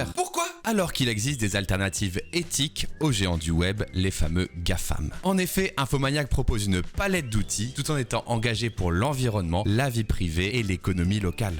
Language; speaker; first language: French; native; French